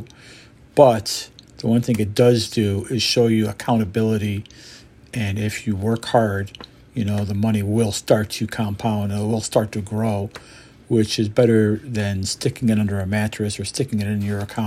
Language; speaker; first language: English; native; English